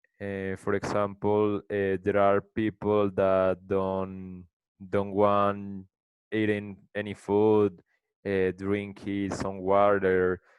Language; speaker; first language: English; non-native, learner; Spanish